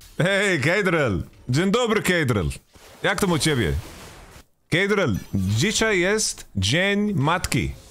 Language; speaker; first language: Polish; non-native, learner; Swedish